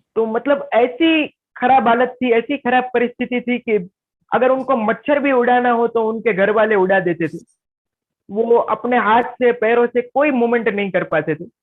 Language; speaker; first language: Hindi; non-native, local second language; Gujarati